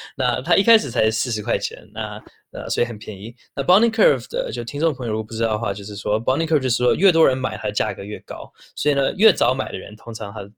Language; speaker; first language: Chinese; early bilingual, heritage; Chinese